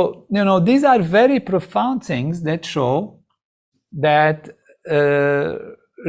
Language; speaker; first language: English; non-native, fluent; Arabic